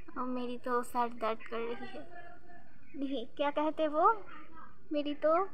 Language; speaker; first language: Hindi; non-native, learner; Bangla